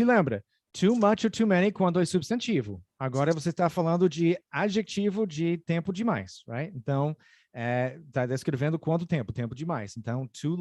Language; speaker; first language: Portuguese; non-native, fluent; English